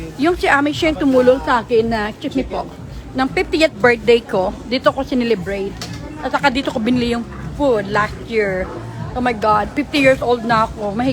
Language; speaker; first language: Filipino; non-native, local second language; Hiligaynon